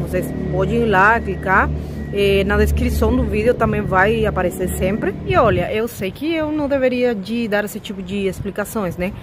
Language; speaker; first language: Portuguese; non-native, fluent; Spanish